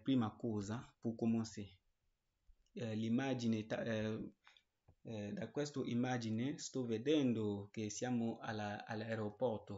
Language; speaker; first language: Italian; non-native, learner; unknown